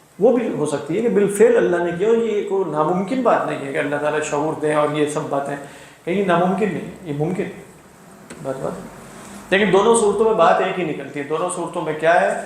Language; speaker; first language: Urdu; native; Urdu